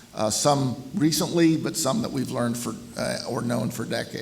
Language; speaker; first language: English; native; English